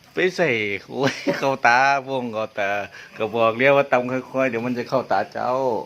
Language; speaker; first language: Thai; non-native, local second language; Northeastern Thai